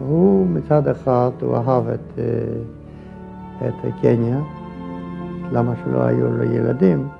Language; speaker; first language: Hebrew; non-native, fluent; Polish